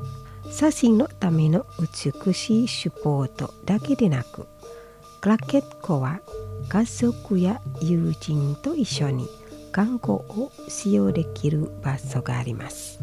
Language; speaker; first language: Japanese; non-native, fluent; Indonesian